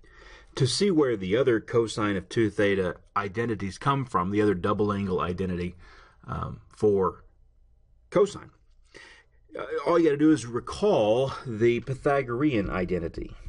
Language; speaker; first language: English; native; English